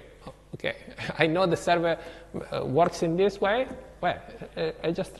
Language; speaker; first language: English; non-native, fluent; Italian